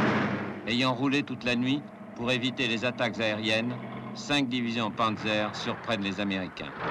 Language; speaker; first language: French; native; French